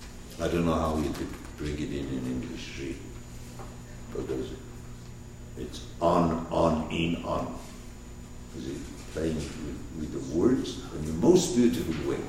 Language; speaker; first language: English; non-native, fluent; Persian